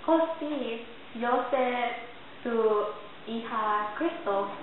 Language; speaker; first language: Spanish; non-native, learner; English